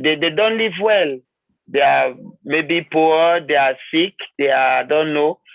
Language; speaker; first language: English; non-native, learner; French